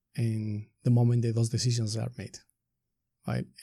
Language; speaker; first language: English; non-native, fluent; Spanish